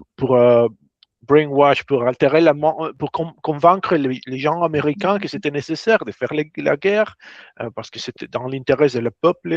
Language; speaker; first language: French; non-native, fluent; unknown